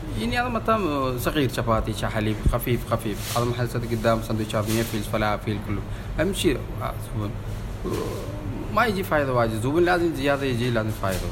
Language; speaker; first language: Arabic; non-native, learner; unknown